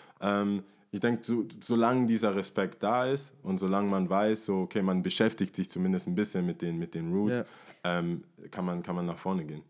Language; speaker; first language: German; native; German